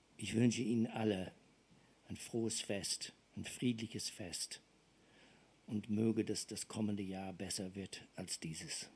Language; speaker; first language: German; non-native, fluent; English